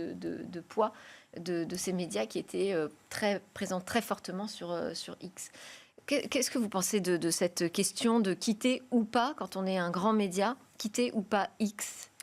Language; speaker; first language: French; native; French